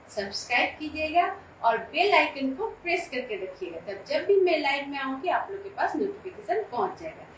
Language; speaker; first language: Hindi; non-native, local second language; Bangla